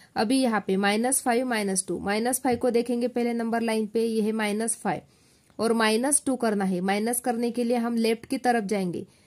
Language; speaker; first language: Hindi; non-native, local second language; Marathi